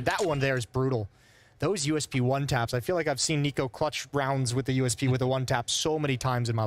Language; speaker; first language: English; native; English